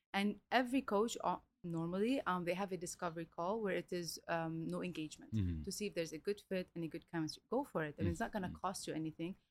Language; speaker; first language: English; early bilingual, other home language; Arabic